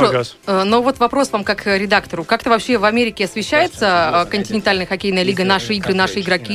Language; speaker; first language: Russian; native; Russian